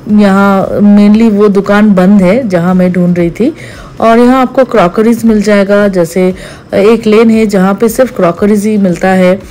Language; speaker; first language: Hindi; non-native, local second language; Bangla